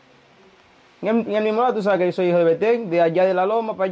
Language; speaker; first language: Spanish; early bilingual, other home language; Haitian Creole